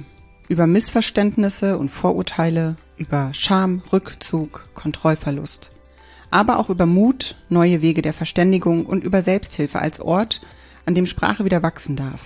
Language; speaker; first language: German; native; German